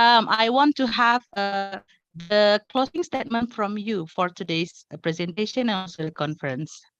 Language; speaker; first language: English; non-native, fluent; Indonesian